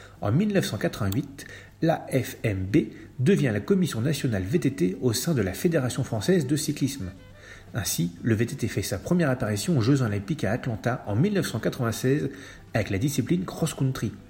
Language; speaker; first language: French; native; French